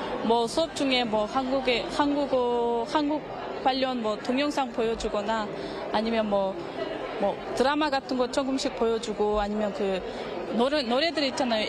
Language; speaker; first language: Korean; non-native, fluent; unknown